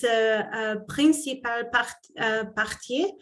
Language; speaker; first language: French; non-native, fluent; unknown